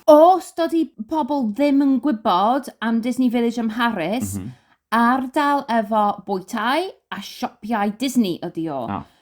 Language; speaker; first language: Welsh; non-native, learner; English